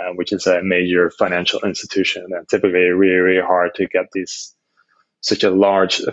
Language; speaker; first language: English; non-native, fluent; Dutch